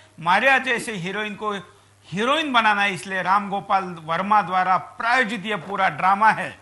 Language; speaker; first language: Hindi; non-native, local second language; Marathi